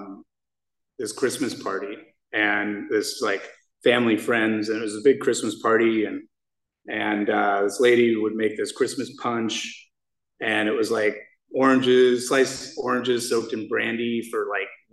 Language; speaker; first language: English; native; English